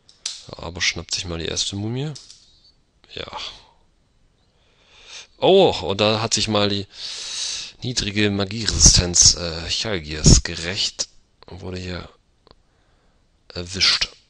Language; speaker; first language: German; native; German